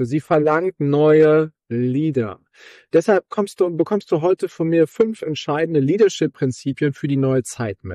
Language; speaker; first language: German; native; German